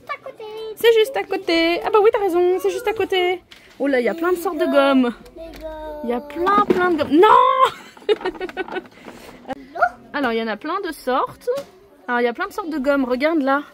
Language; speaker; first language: French; native; French